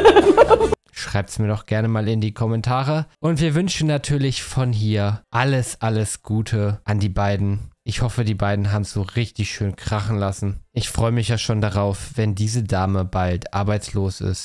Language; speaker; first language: German; native; German